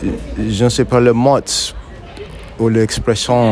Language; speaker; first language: French; non-native, learner; English